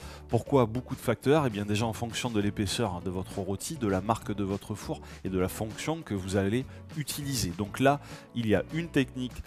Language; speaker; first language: French; native; French